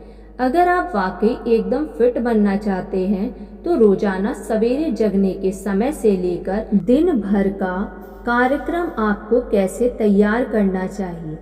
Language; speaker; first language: Hindi; native; Hindi